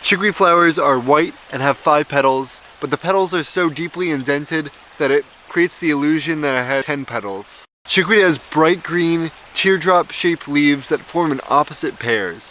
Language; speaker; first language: English; native; English